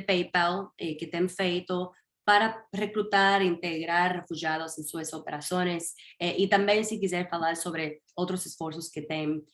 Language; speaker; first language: Portuguese; non-native, fluent; Spanish